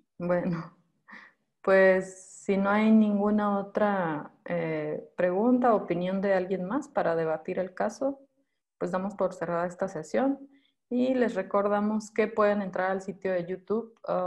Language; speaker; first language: Spanish; native; Spanish